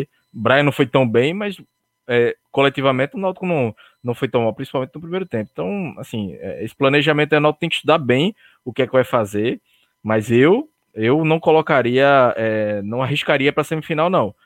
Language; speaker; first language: Portuguese; native; Portuguese